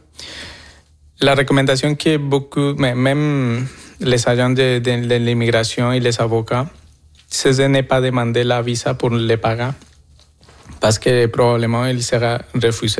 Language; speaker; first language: French; non-native, fluent; Spanish